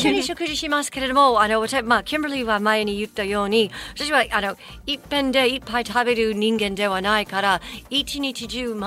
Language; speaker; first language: Japanese; non-native, fluent; English